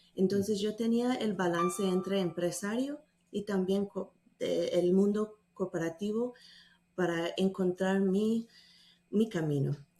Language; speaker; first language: Spanish; non-native, fluent; English